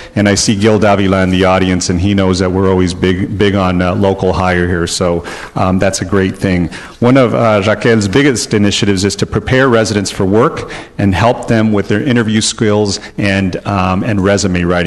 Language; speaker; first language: English; early bilingual, other home language; Spanish